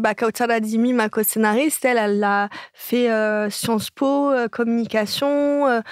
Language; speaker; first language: French; non-native, local second language; Arabic